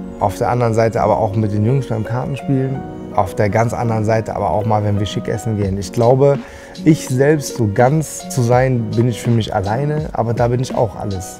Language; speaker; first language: German; early bilingual, other home language; Turkish